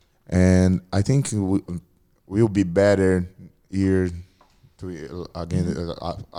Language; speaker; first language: English; non-native, learner; Portuguese